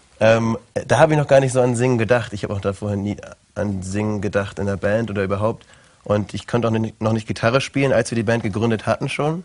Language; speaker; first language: German; native; German